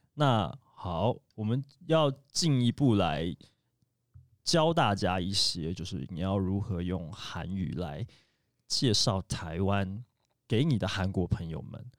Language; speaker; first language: Chinese; native; Chinese